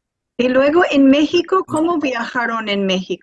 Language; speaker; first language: Spanish; non-native, fluent; English